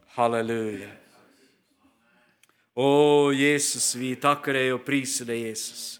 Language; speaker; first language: Norwegian; non-native, fluent; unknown